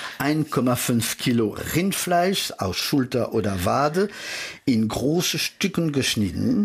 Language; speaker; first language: German; early bilingual, heritage; French